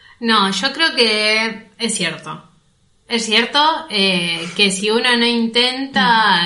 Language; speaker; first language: Spanish; native; Spanish